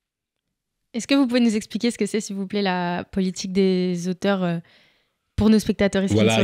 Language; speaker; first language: French; native; French